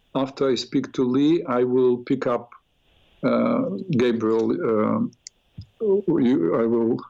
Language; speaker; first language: English; non-native, fluent; Russian